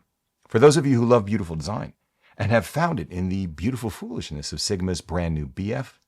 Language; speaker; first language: English; native; English